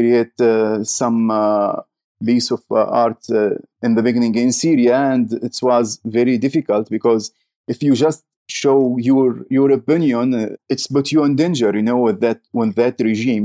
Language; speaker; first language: English; non-native, learner; Arabic